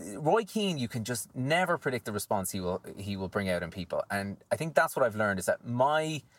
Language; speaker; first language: English; native; English